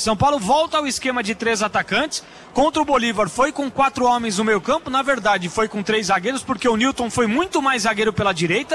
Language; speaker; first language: Portuguese; native; Portuguese